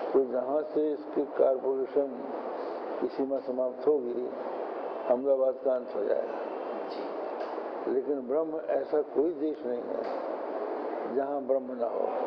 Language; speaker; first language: Hindi; native; Hindi